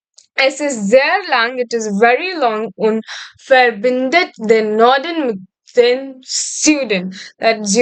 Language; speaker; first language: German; non-native, fluent; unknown